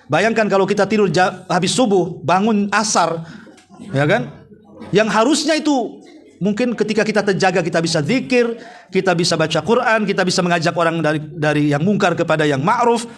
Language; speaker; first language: Indonesian; native; Indonesian